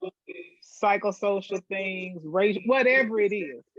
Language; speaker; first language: English; native; English